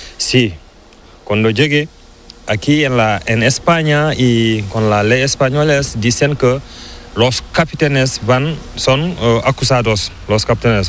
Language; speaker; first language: Spanish; non-native, learner; Fula